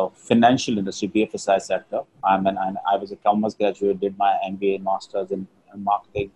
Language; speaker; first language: English; non-native, local second language; Hindi